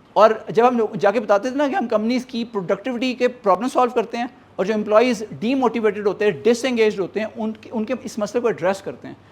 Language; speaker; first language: Urdu; native; Urdu